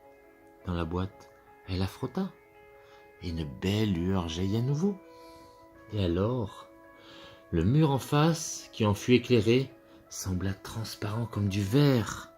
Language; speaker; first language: French; native; French